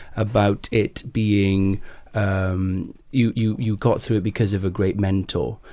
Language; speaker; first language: English; native; English